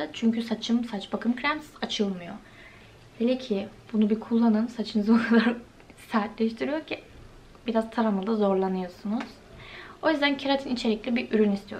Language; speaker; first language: Turkish; native; Turkish